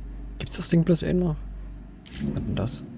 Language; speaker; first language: German; native; German